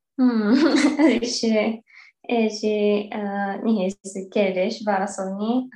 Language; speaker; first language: Hungarian; non-native, fluent; Japanese